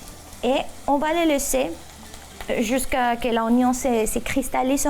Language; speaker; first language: French; non-native, fluent; Spanish